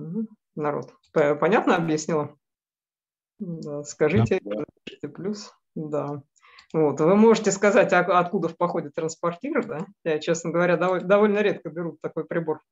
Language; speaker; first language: Russian; native; Russian